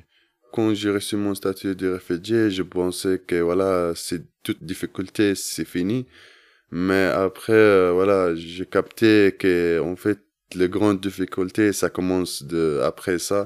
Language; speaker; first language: French; non-native, learner; Arabic